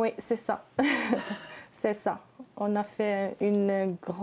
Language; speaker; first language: French; non-native, local second language; Arabic